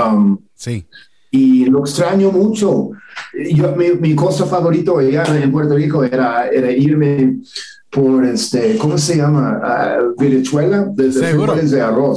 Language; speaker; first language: Spanish; non-native, fluent; English